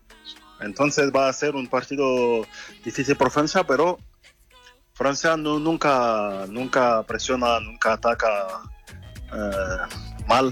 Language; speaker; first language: Spanish; non-native, fluent; French